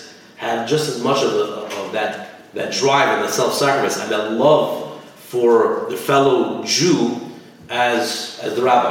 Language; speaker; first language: English; native; English